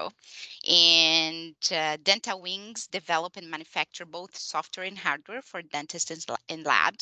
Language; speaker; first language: English; non-native, fluent; Portuguese